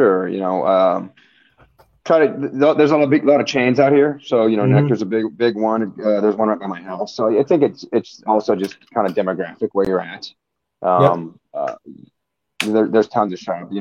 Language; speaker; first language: English; native; English